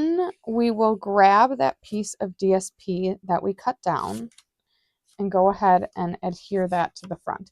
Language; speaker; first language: English; native; English